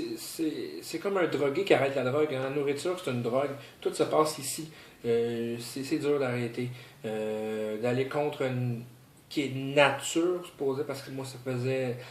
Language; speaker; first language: French; native; French